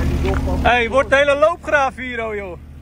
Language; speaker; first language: Dutch; native; Dutch